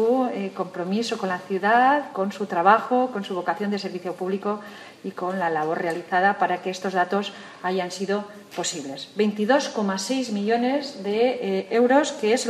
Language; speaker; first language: Spanish; native; Spanish